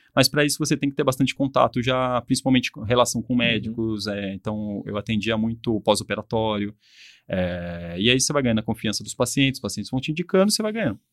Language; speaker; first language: Portuguese; native; Portuguese